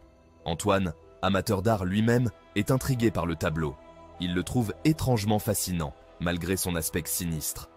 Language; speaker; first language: French; native; French